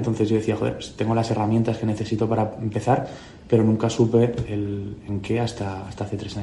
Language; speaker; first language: Spanish; native; Spanish